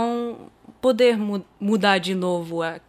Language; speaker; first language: Portuguese; early bilingual, heritage; German